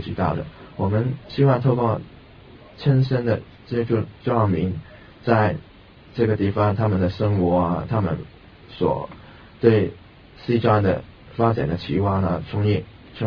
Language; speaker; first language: Chinese; non-native, local second language; Cantonese